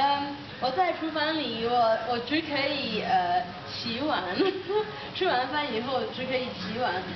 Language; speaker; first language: Chinese; non-native, learner; Dutch